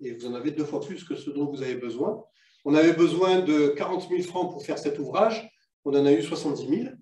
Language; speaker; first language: French; native; French